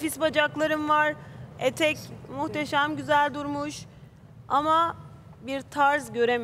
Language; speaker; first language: Turkish; non-native, learner; English